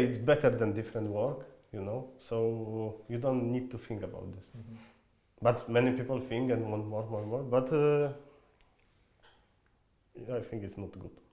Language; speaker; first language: English; non-native, fluent; Polish